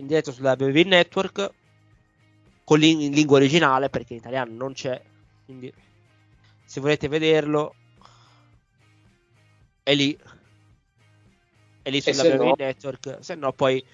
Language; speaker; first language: Italian; native; Italian